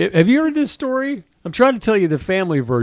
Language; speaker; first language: English; native; English